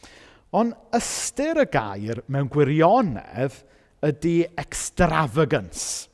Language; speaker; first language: Welsh; native; Welsh